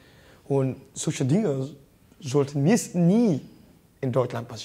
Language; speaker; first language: German; non-native, learner; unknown